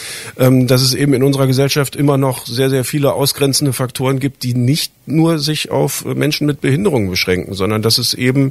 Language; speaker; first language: German; native; German